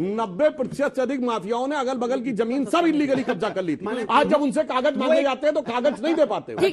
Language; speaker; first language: Hindi; native; Hindi